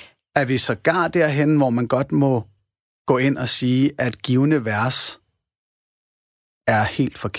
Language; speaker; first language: Danish; native; Danish